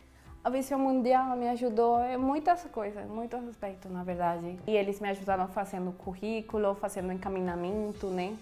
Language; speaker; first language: Portuguese; non-native, fluent; Spanish